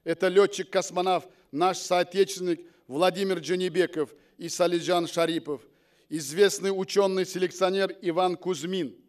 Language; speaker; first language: Russian; non-native, local second language; Uzbek